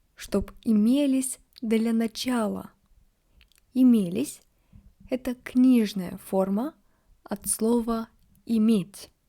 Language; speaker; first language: Russian; native; Russian